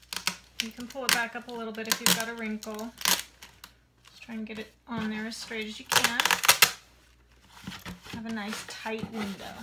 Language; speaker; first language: English; native; English